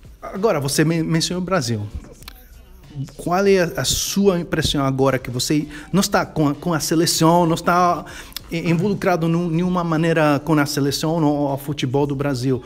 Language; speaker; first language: Portuguese; non-native, fluent; Spanish